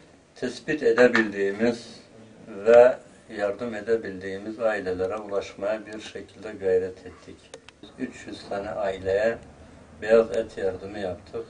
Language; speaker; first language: Turkish; native; Turkish